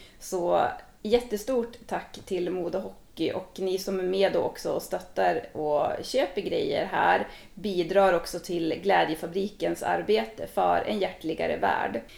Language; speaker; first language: Swedish; native; Swedish